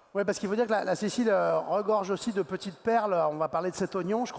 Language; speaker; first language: French; native; French